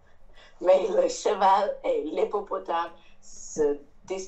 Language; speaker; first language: French; non-native, learner; Chinese